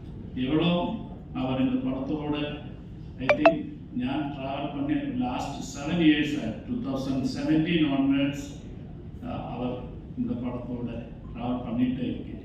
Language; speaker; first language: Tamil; non-native, learner; Malayalam